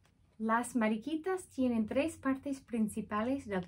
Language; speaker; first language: Spanish; non-native, fluent; English